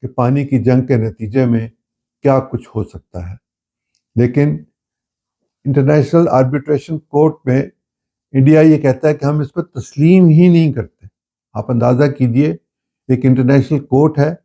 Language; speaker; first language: Urdu; non-native, local second language; Punjabi